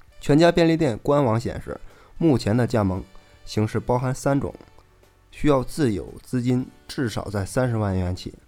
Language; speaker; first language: Chinese; native; Chinese